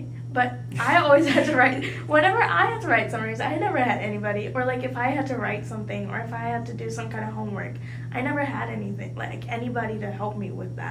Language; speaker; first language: English; early bilingual, other home language; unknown